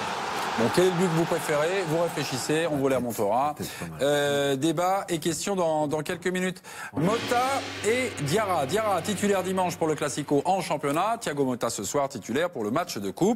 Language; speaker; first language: French; native; French